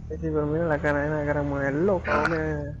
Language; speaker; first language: Spanish; native; Spanish